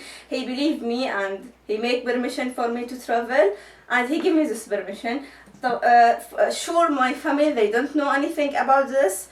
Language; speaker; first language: English; non-native, learner; Arabic